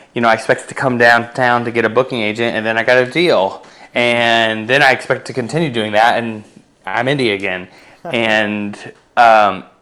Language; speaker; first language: English; native; English